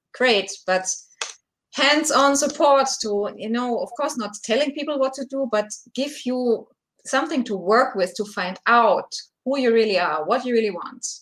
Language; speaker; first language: English; non-native, fluent; German